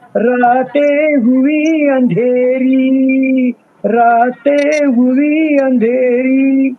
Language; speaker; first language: Hindi; non-native, local second language; Marathi